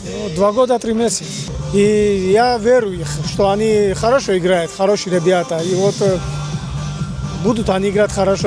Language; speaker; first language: Russian; non-native, fluent; Georgian